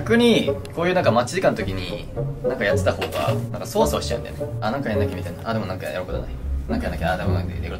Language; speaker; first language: Japanese; native; Japanese